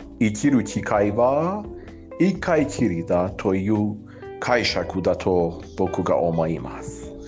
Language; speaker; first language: Japanese; non-native, learner; Persian